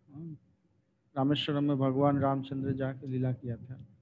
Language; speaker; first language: Hindi; non-native, local second language; Bangla